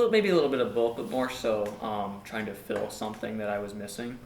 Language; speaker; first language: English; native; English